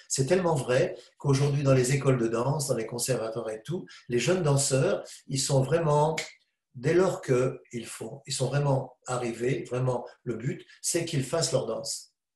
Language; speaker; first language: French; native; French